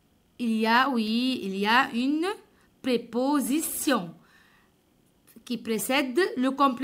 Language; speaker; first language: French; non-native, fluent; Arabic